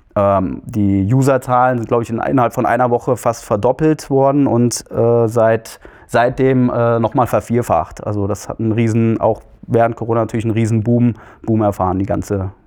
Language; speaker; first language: German; native; German